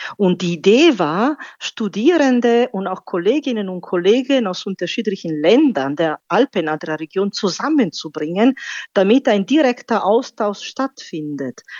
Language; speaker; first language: German; native; German